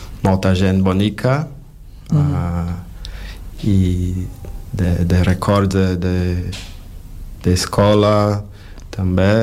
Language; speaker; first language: Catalan; non-native, learner; Portuguese